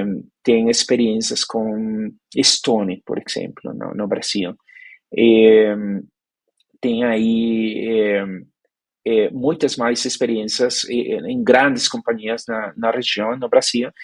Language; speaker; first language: Portuguese; non-native, fluent; Spanish